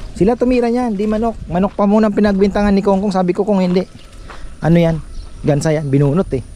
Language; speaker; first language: Filipino; native; Filipino